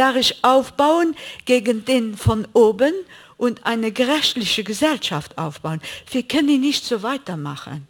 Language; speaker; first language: German; non-native, fluent; Greek